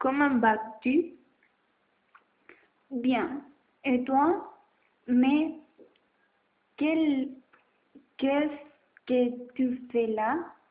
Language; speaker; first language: French; non-native, learner; Spanish